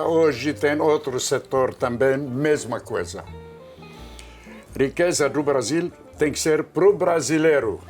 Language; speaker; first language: Portuguese; non-native, fluent; Arabic